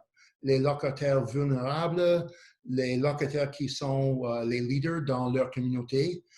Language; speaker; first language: French; non-native, learner; English